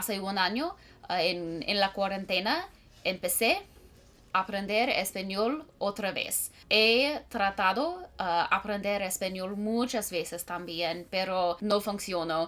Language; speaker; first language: Spanish; non-native, learner; English